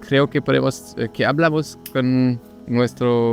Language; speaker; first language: Spanish; non-native, learner; French